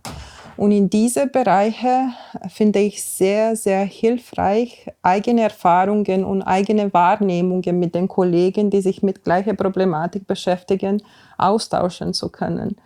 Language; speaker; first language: German; non-native, fluent; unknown